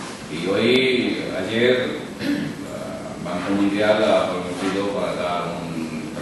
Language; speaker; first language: Spanish; non-native, local second language; Urdu